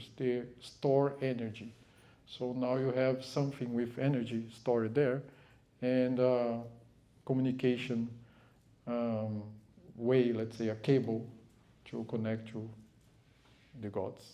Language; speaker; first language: English; non-native, fluent; Portuguese